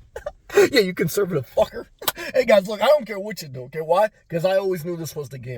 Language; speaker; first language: English; native; English